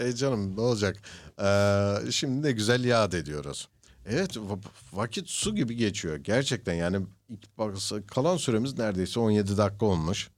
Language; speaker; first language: Turkish; early bilingual, heritage; Turkish